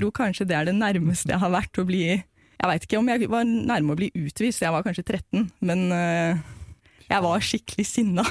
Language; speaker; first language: Norwegian; native; Norwegian